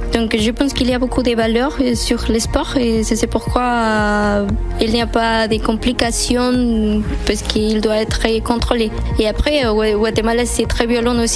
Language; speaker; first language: French; non-native, fluent; Spanish